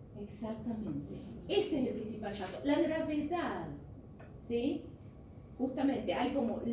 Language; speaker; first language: Spanish; native; Spanish